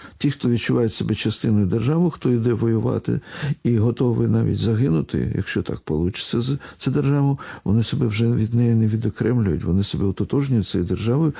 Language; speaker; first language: Ukrainian; non-native, local second language; Russian